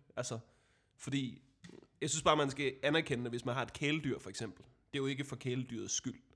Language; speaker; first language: Danish; native; Danish